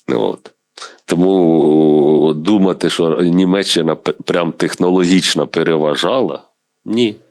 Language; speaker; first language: Ukrainian; non-native, local second language; Russian